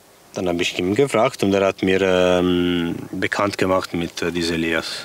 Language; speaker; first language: German; non-native, fluent; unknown